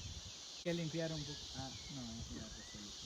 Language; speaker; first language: Spanish; native; Spanish